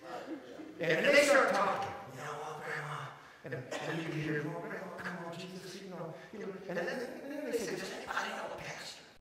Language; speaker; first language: English; early bilingual, other home language; Korean